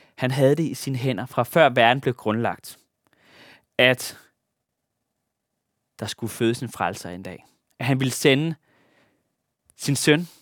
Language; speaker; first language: Danish; native; Danish